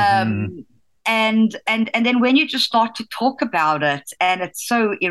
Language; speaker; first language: English; native; English